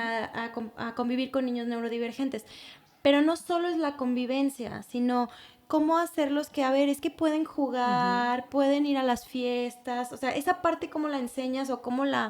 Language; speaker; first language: Spanish; native; Spanish